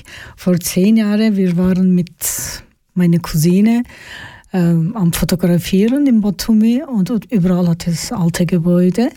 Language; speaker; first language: German; non-native, learner; Georgian